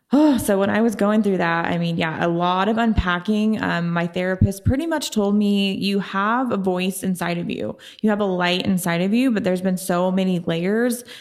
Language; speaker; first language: English; native; English